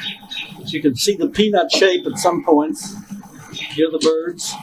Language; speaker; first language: English; native; English